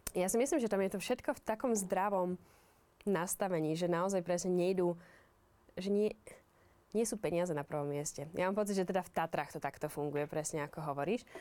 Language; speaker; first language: Slovak; native; Slovak